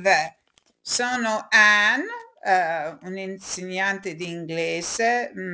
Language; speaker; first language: Italian; non-native, fluent; English